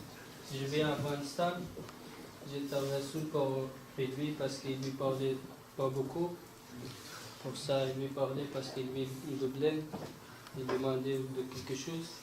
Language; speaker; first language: French; non-native, learner; Pashto